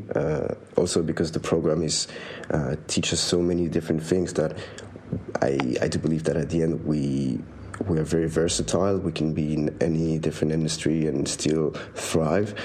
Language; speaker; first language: English; non-native, fluent; French